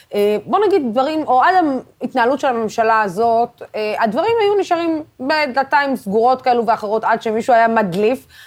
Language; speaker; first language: Hebrew; non-native, local second language; Arabic